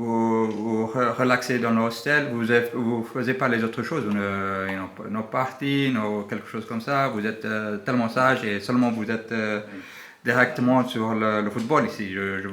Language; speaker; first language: French; non-native, learner; English